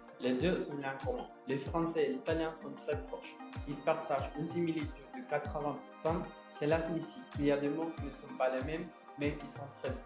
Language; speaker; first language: French; non-native, learner; Spanish